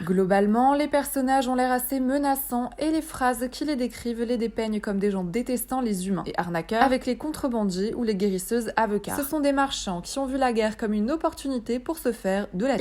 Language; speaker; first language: French; native; French